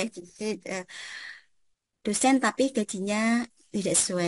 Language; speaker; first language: Indonesian; native; Indonesian